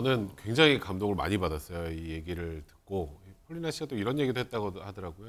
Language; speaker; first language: Korean; native; Korean